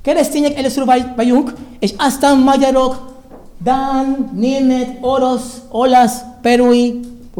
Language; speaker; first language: Hungarian; non-native, learner; Spanish